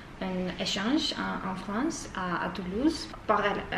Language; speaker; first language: French; non-native, learner; Armenian